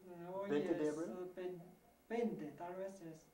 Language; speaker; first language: Spanish; non-native, learner; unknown